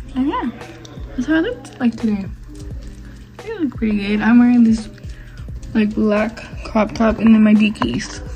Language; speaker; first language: English; native; English